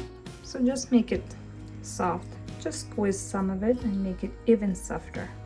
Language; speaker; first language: English; non-native, fluent; Russian